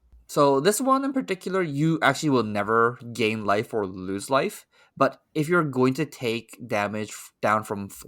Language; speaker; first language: English; native; English